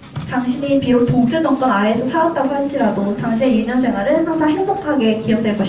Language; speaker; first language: Korean; native; Korean